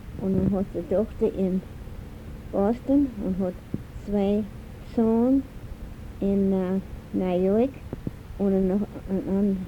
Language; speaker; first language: German; early bilingual, heritage; German